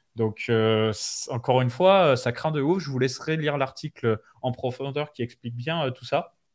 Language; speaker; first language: French; native; French